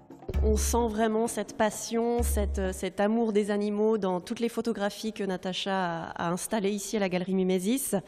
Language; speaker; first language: French; native; French